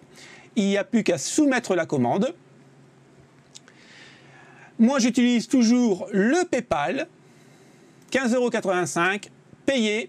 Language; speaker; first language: French; native; French